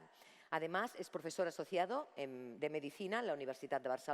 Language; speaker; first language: Spanish; native; Spanish